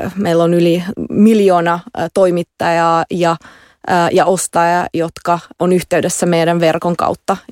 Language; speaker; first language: Finnish; non-native, local second language; Russian